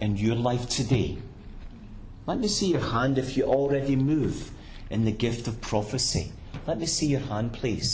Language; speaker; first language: English; native; English